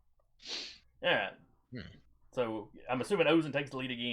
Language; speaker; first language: English; native; English